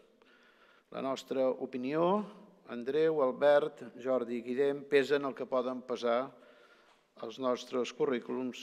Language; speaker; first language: Catalan; native; Catalan